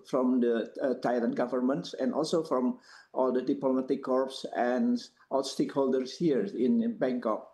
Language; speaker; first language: English; non-native, fluent; Indonesian